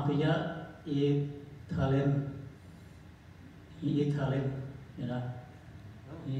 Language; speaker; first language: English; non-native, learner; Thai